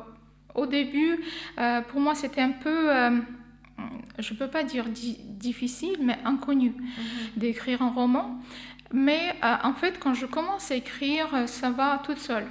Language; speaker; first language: French; non-native, fluent; Armenian